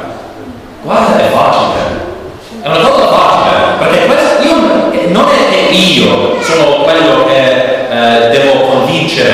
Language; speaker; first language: Italian; non-native, learner; English